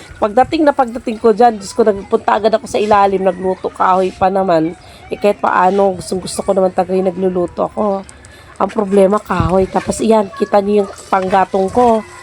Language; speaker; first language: Filipino; non-native, local second language; Cebuano